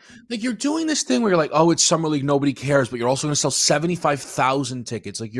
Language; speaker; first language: English; native; English